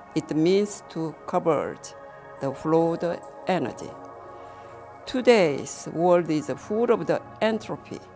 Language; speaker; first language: English; non-native, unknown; Korean